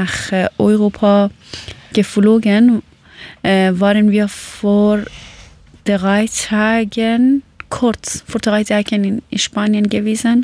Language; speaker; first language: German; non-native, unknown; Persian